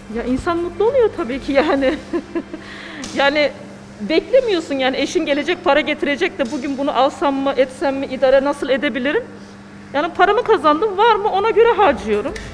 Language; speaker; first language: Turkish; native; Turkish